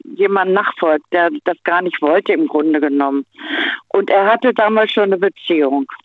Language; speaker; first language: German; native; German